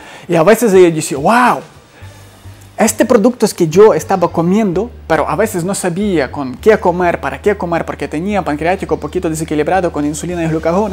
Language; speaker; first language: Spanish; non-native, fluent; Ukrainian